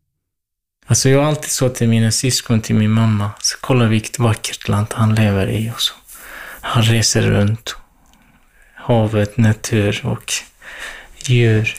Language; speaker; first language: Swedish; non-native, fluent; Kurdish